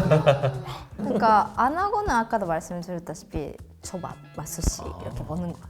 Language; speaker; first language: Korean; non-native, fluent; Japanese